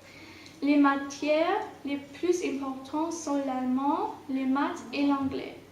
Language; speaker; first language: French; non-native, learner; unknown